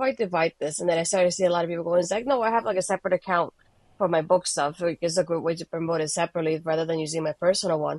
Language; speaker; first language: English; non-native, fluent; Spanish